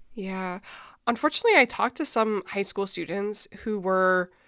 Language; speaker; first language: English; native; English